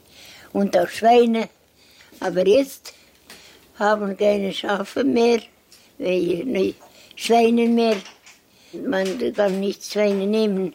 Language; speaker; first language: German; non-native, learner; Estonian